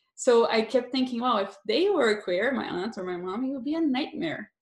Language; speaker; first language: English; non-native, fluent; Portuguese